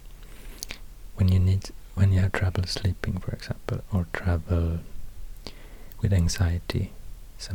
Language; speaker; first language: English; non-native, fluent; Swedish